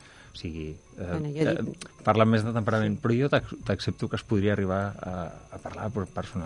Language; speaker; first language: Catalan; native; Catalan